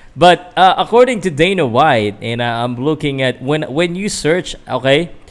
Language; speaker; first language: English; non-native, local second language; Filipino